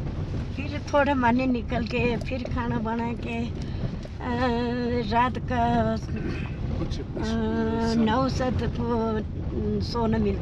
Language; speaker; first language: Hindi; non-native, local second language; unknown